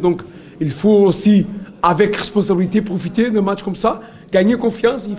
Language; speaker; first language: French; non-native, learner; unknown